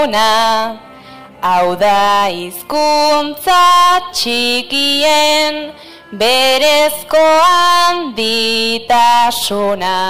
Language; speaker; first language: Basque; non-native, local second language; Spanish